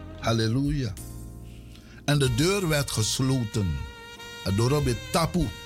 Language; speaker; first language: Dutch; non-native, local second language; Sranan Tongo